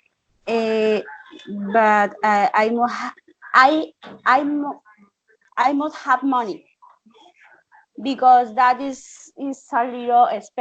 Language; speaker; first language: English; non-native, learner; Spanish